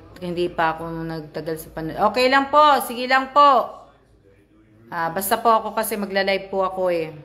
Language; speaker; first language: Filipino; native; Filipino